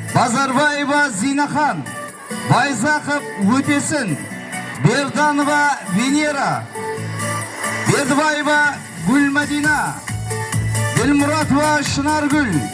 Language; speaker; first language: Uzbek; non-native, local second language; Kara-Kalpak